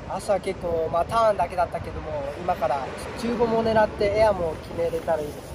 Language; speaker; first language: Japanese; early bilingual, other home language; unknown